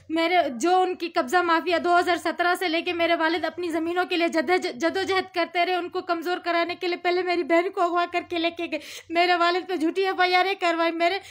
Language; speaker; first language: Urdu; non-native, local second language; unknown